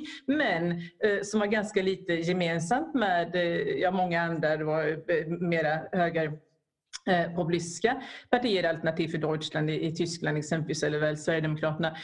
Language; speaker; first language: Swedish; native; Swedish